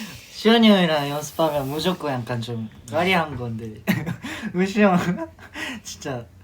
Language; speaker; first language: Korean; non-native, fluent; Japanese